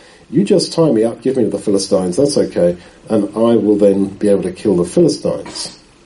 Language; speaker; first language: English; native; English